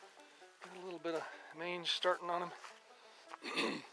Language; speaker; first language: English; native; English